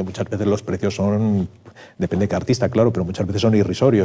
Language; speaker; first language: Spanish; native; Spanish